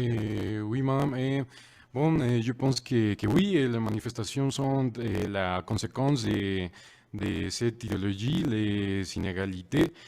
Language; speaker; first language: French; non-native, learner; Spanish